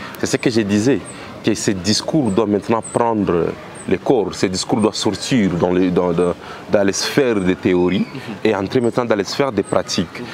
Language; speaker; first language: French; non-native, local second language; Swahili